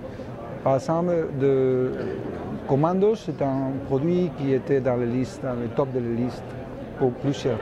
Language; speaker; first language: French; non-native, fluent; Spanish